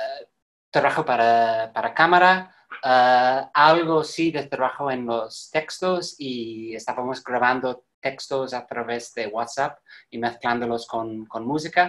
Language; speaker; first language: Spanish; non-native, fluent; English